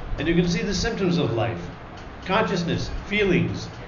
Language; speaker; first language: English; native; English